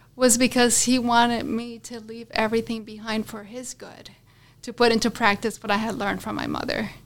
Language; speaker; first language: English; non-native, fluent; Spanish